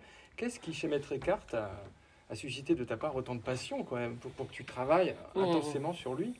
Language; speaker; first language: French; native; French